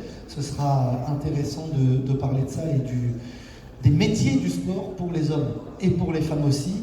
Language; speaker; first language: French; native; French